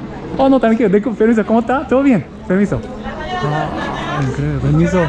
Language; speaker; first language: Spanish; non-native, learner; Japanese